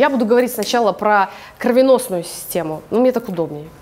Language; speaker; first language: Russian; early bilingual, other home language; English